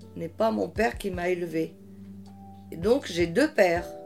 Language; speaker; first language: French; early bilingual, heritage; French